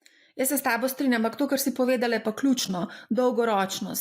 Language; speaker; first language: Slovenian; native; Slovenian